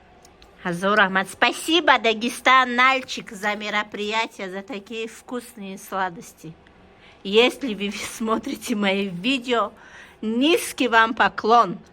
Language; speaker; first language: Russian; non-native, local second language; Tajik